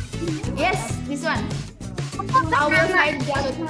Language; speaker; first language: English; non-native, local second language; Indonesian